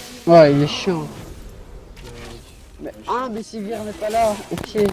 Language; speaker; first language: French; native; French